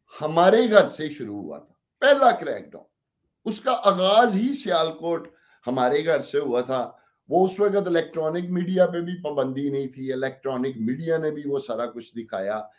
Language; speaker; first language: Urdu; non-native, local second language; Punjabi